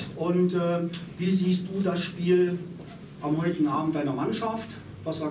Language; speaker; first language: German; native; German